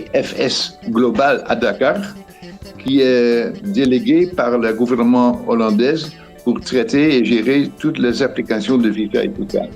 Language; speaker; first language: French; non-native, fluent; Dutch